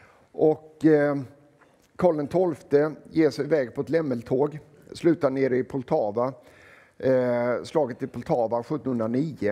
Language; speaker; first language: Swedish; native; Swedish